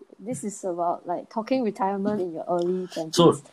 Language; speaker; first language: English; non-native, local second language; Chinese